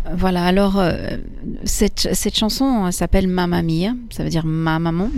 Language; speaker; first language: French; early bilingual, other home language; Italian